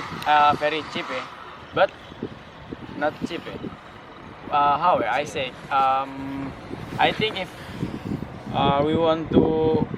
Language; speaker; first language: English; non-native, learner; Indonesian